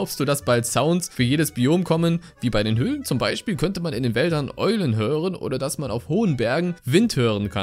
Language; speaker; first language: German; native; German